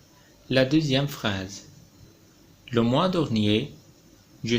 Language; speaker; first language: French; non-native, local second language; Arabic